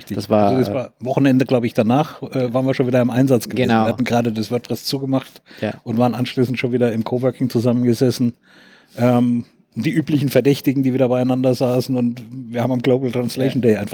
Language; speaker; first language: German; native; German